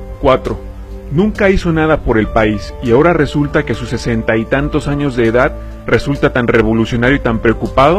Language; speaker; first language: Spanish; native; Spanish